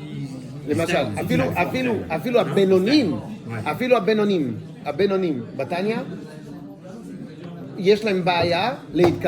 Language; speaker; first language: Hebrew; non-native, fluent; French